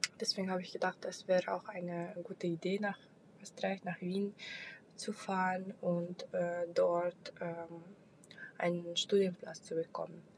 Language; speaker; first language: German; non-native, fluent; Russian